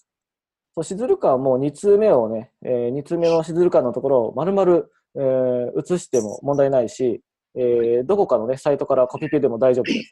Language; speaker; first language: Japanese; native; Japanese